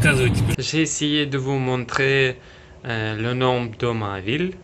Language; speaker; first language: French; non-native, learner; Russian